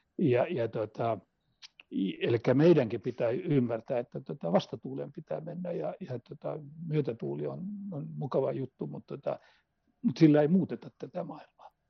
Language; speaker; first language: Finnish; non-native, local second language; Swedish